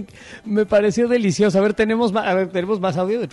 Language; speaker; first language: Spanish; native; Spanish